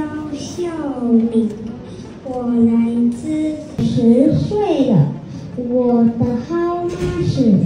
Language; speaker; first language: Chinese; non-native, learner; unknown